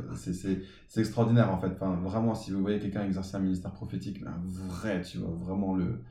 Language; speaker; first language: French; early bilingual, other home language; English